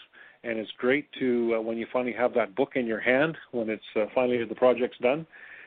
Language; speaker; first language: English; native; English